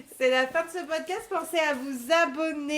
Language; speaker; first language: French; native; French